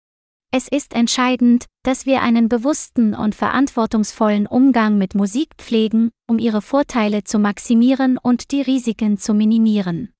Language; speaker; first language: German; non-native, learner; Vietnamese